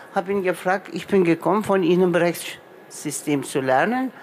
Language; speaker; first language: German; non-native, fluent; Turkish